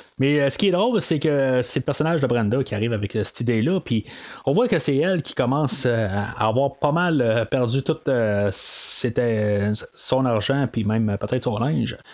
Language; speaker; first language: French; native; French